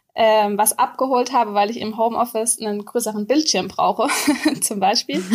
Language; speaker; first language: German; native; German